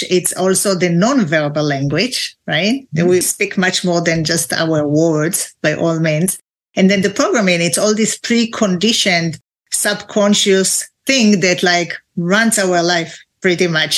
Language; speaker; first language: English; non-native, fluent; Hebrew